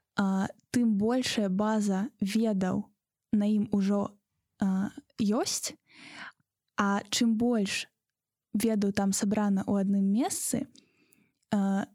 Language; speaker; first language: Belarusian; non-native, local second language; Russian